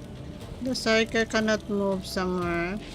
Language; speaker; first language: English; non-native, learner; Filipino